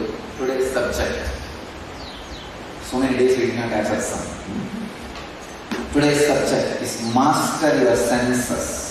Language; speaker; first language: English; non-native, local second language; Tamil